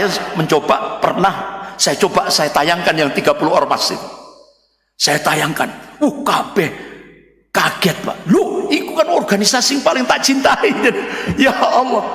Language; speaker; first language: Indonesian; non-native, local second language; Javanese